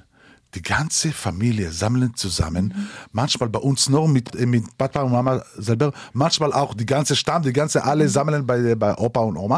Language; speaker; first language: German; non-native, learner; Hebrew